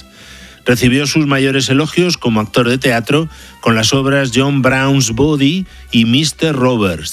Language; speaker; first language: Spanish; native; Spanish